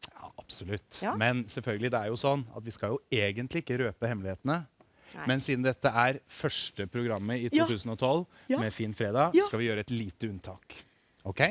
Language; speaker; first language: Norwegian; native; Norwegian